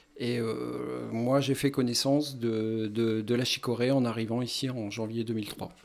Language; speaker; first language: French; native; French